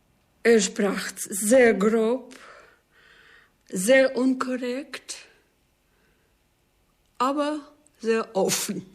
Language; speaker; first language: German; non-native, fluent; Slovak